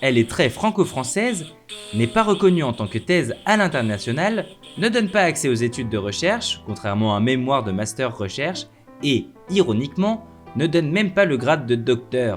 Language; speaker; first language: French; native; French